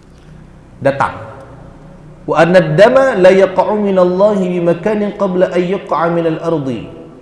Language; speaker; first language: Arabic; non-native, fluent; Indonesian